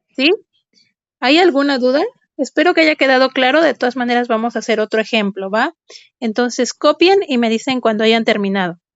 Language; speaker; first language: Spanish; native; Spanish